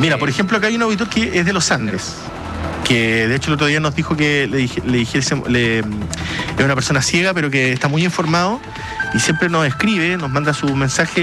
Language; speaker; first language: Spanish; native; Spanish